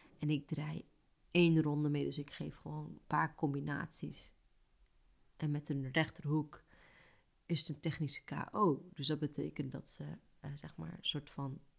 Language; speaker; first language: Dutch; native; Dutch